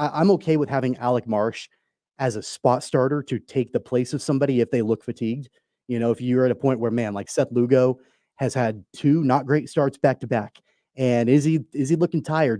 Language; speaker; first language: English; native; English